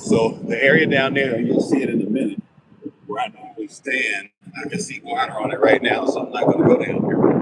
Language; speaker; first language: English; native; English